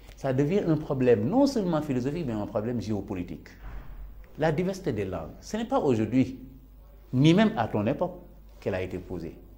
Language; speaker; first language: French; non-native, local second language; Serer